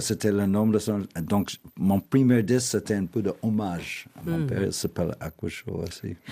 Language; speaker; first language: French; non-native, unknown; English